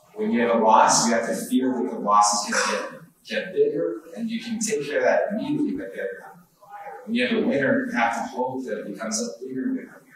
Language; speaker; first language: English; native; English